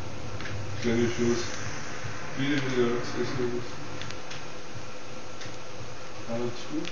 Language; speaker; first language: German; native; German